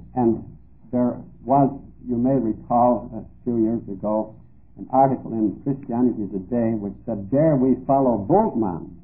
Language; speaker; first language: English; early bilingual, other home language; Dutch